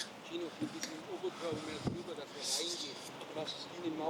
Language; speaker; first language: German; native; German